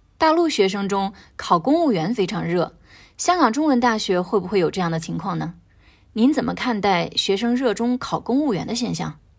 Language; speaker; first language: Chinese; native; Chinese